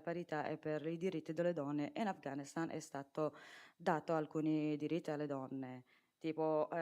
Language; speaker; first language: Italian; non-native, fluent; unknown